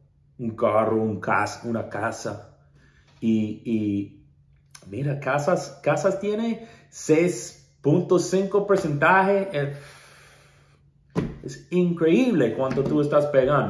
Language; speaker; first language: Spanish; non-native, learner; English